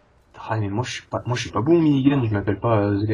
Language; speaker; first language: French; native; French